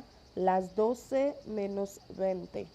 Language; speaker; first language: Spanish; non-native, fluent; Haitian Creole